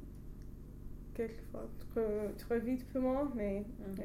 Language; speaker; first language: French; non-native, learner; English